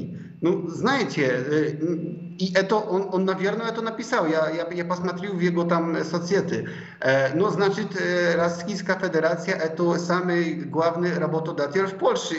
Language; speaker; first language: Russian; non-native, fluent; Polish